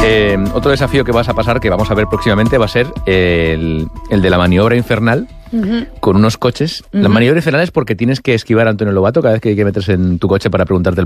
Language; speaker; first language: Spanish; native; Spanish